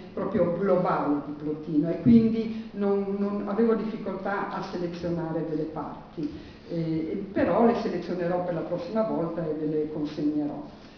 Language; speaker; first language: Italian; non-native, fluent; German